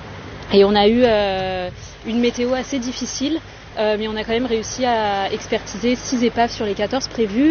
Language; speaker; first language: French; native; French